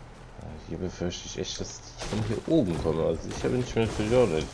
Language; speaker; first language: German; native; German